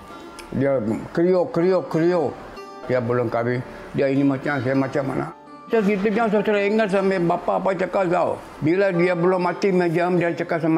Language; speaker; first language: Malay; non-native, local second language; Tamil